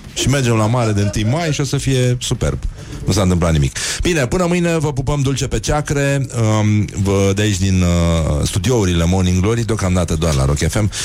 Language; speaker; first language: Romanian; native; Romanian